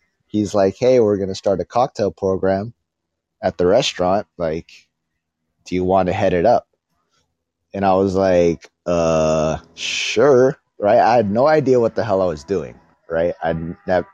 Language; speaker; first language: English; early bilingual, other home language; Filipino